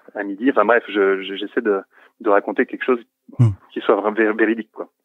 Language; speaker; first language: French; native; French